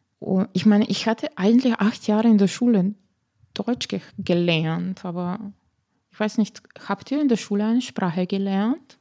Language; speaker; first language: German; non-native, fluent; Slovenian